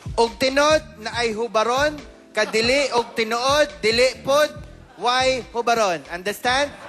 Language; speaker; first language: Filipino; native; Filipino